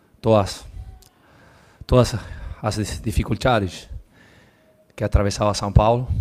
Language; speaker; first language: Portuguese; non-native, learner; Spanish